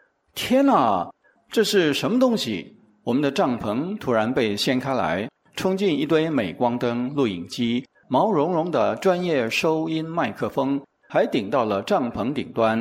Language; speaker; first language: Chinese; native; Chinese